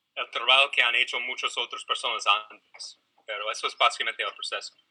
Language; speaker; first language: Spanish; non-native, fluent; English